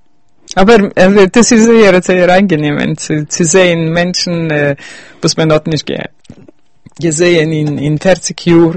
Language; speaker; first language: German; early bilingual, heritage; Yiddish